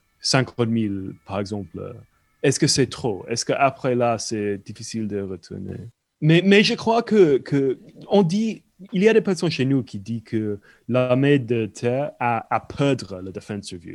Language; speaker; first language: French; non-native, fluent; English